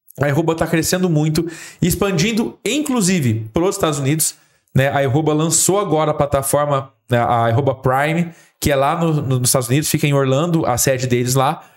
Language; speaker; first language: Portuguese; native; Portuguese